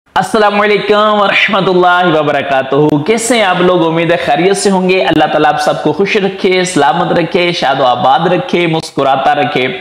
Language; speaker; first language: Urdu; non-native, local second language; Punjabi